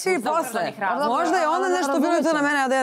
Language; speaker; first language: Serbian; native; Serbian